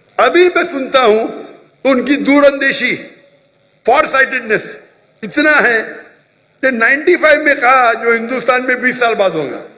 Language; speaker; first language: Urdu; non-native, local second language; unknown